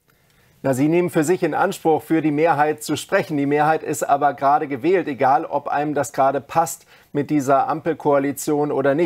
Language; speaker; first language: German; native; German